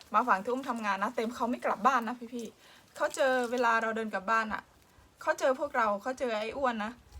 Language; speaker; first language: Thai; native; Thai